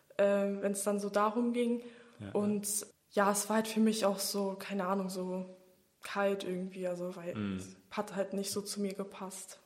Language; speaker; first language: German; early bilingual, other home language; Bosnian